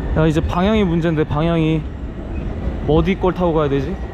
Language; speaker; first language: Korean; native; Korean